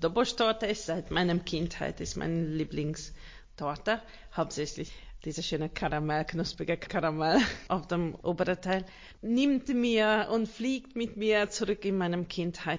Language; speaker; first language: German; non-native, learner; Hungarian